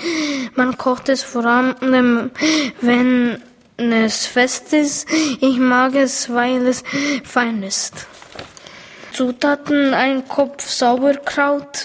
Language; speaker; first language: German; early bilingual, other home language; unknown